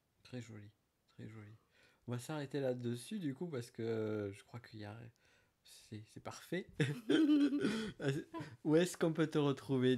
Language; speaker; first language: French; native; French